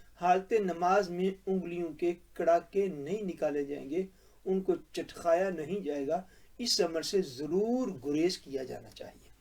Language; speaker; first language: Urdu; non-native, local second language; Punjabi